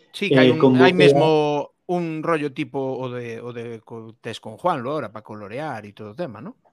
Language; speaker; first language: Galician; native; Galician